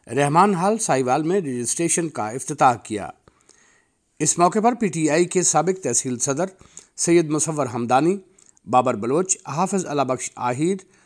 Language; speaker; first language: Urdu; non-native, local second language; Punjabi